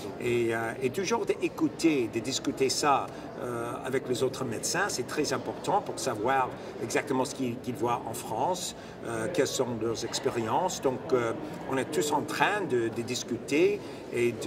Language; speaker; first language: French; non-native, fluent; English